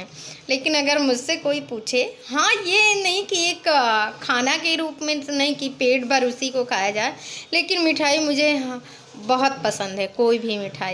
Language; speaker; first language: Hindi; native; Hindi